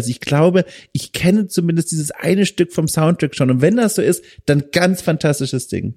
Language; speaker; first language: German; native; German